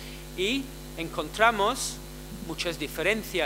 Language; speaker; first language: Spanish; non-native, fluent; English